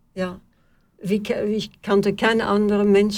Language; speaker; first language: German; non-native, fluent; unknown